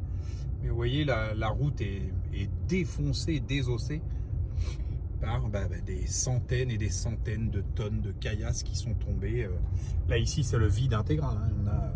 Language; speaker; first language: French; native; French